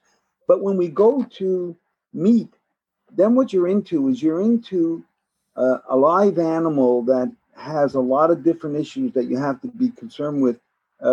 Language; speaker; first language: English; native; English